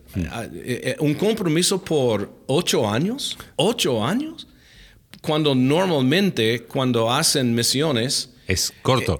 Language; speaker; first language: Spanish; non-native, fluent; English